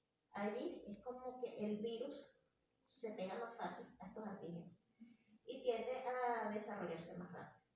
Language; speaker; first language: Spanish; native; Spanish